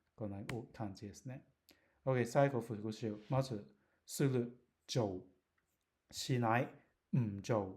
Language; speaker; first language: Japanese; non-native, learner; Cantonese